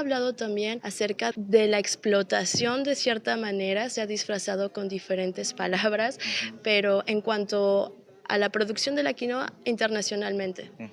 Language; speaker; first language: Spanish; native; Spanish